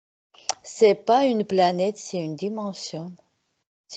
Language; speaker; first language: French; non-native, fluent; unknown